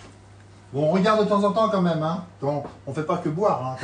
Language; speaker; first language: French; native; French